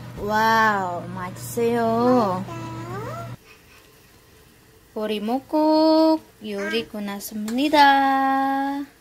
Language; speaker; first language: Korean; non-native, learner; Filipino